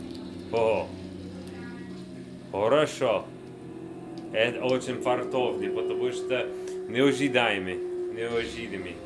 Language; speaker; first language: Russian; non-native, learner; English